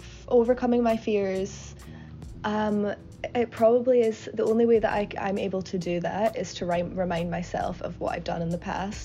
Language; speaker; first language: English; native; English